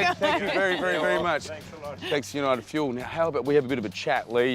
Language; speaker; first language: English; native; English